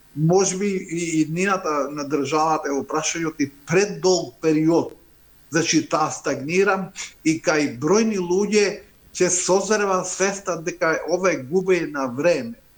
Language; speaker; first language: Macedonian; non-native, local second language; Albanian